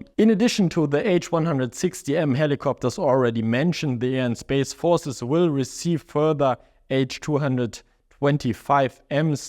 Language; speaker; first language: English; non-native, fluent; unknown